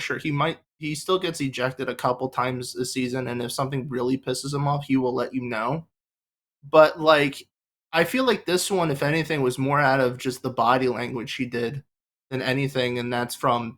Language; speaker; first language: English; native; English